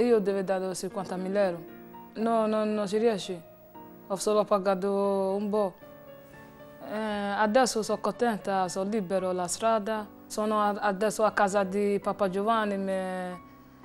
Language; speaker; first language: Italian; non-native, learner; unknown